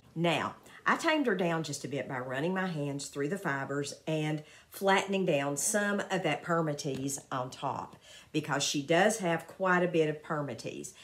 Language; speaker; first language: English; native; English